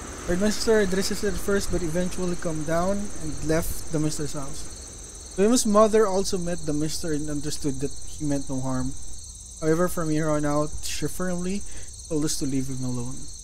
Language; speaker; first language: English; non-native, local second language; Filipino